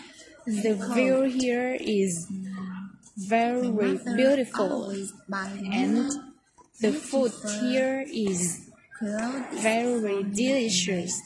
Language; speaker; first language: English; non-native, learner; Vietnamese